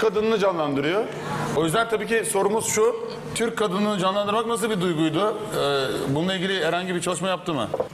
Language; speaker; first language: Turkish; native; Turkish